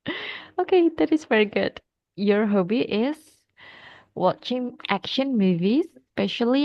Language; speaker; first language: English; non-native, fluent; Indonesian